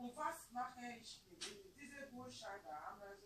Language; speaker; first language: German; non-native, learner; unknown